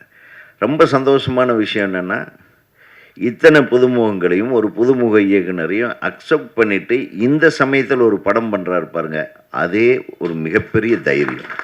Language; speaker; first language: Tamil; native; Tamil